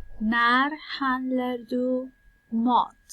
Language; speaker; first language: Swedish; non-native, fluent; Pashto